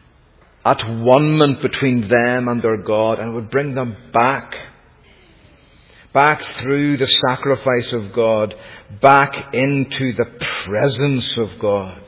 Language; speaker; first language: English; native; English